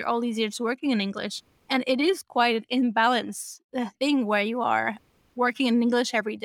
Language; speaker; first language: English; non-native, fluent; French